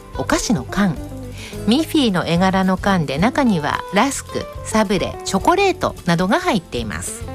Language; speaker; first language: Japanese; native; Japanese